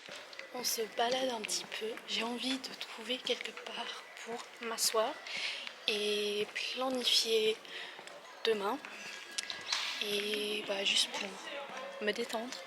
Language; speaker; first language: French; non-native, fluent; English